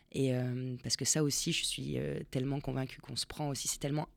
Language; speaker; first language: French; non-native, fluent; Spanish